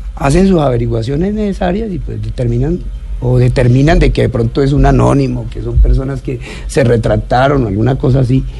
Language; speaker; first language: Spanish; native; Spanish